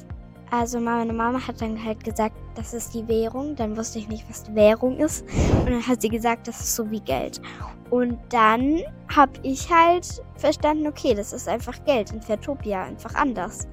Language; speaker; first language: German; native; German